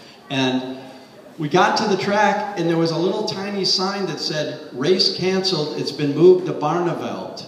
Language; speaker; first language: English; native; English